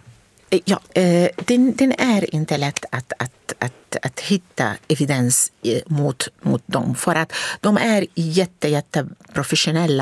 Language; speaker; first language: Swedish; non-native, fluent; Arabic